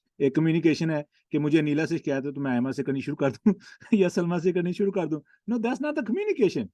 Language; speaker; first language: Urdu; non-native, local second language; Punjabi